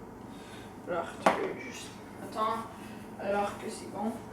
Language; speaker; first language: French; non-native, learner; English